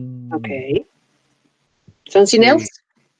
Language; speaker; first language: English; non-native, fluent; Spanish